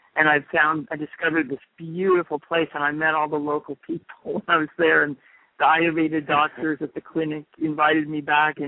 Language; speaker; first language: English; native; English